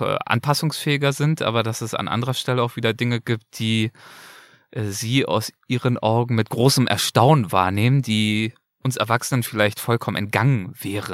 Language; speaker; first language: German; native; German